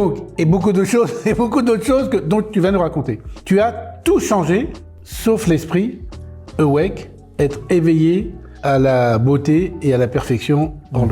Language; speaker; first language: French; native; French